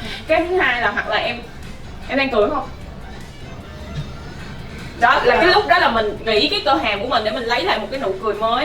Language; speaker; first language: Vietnamese; native; Vietnamese